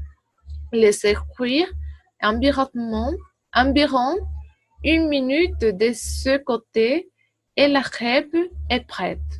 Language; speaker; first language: French; non-native, learner; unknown